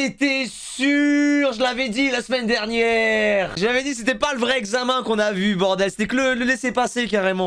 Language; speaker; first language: French; native; French